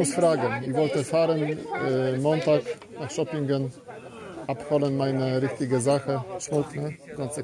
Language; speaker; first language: German; non-native, learner; Polish